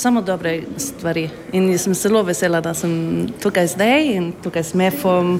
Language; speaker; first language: Slovenian; non-native, learner; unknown